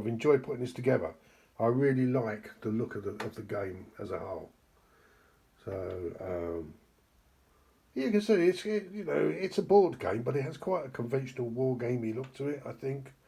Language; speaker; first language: English; native; English